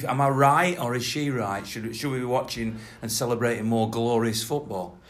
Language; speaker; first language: English; native; English